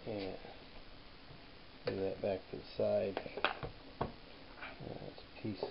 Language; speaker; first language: English; native; English